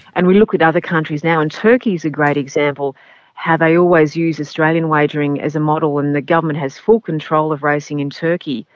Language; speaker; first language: English; native; English